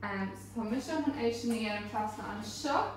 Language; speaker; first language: Irish; non-native, local second language; English